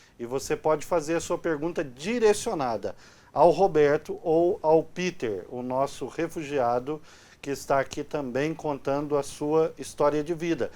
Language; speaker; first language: Portuguese; native; Portuguese